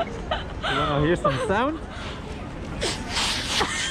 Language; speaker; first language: English; non-native, learner; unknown